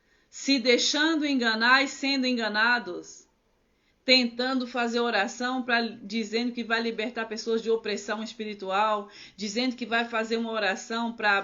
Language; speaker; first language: Portuguese; native; Portuguese